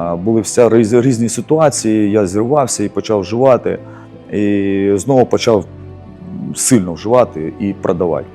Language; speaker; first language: Ukrainian; early bilingual, other home language; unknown